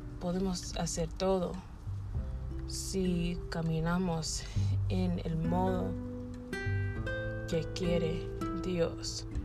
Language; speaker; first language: Spanish; non-native, learner; English